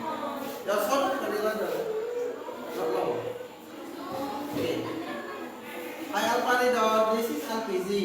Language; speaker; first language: English; non-native, learner; Indonesian